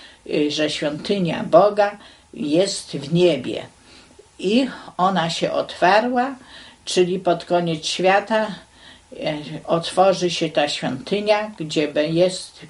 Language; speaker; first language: Polish; native; Polish